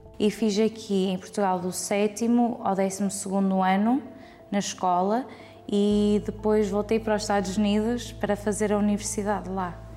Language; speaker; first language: Portuguese; early bilingual, heritage; Portuguese